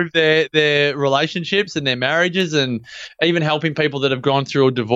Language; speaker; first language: English; native; English